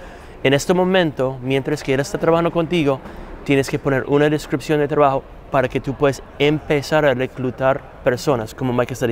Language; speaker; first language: Spanish; non-native, fluent; English